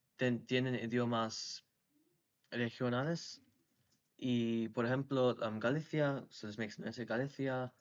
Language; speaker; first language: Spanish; non-native, learner; English